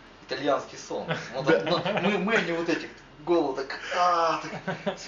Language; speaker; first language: Russian; non-native, learner; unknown